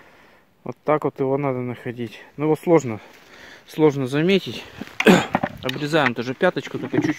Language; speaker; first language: Russian; native; Russian